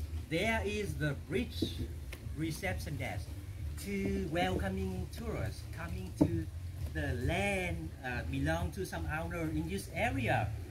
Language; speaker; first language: English; non-native, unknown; Vietnamese